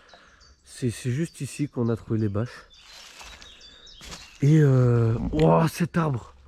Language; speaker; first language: French; native; French